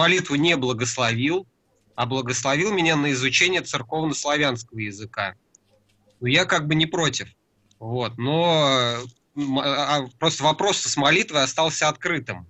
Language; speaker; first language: Russian; native; Russian